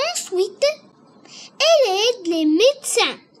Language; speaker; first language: French; non-native, learner; Arabic